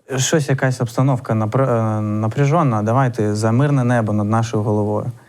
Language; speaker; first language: Ukrainian; non-native, local second language; Russian